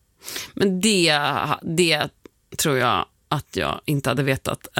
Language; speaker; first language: Swedish; native; Swedish